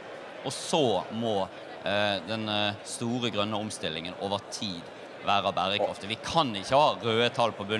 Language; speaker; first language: Norwegian; native; Norwegian